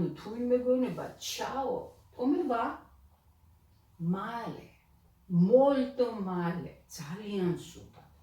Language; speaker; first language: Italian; non-native, fluent; Georgian